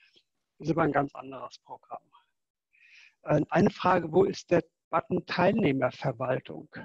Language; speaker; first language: German; native; German